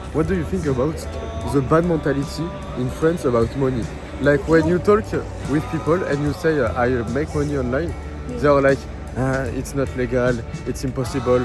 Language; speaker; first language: English; non-native, learner; French